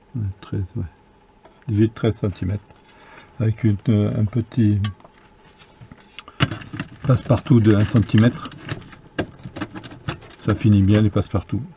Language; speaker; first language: French; native; French